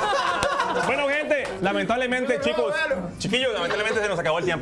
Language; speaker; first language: Spanish; native; Spanish